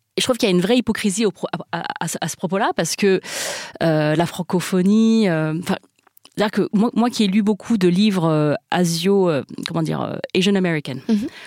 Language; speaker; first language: French; early bilingual, other home language; Chinese